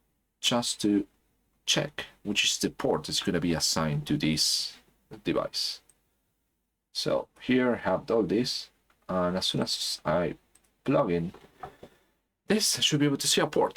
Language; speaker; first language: English; non-native, fluent; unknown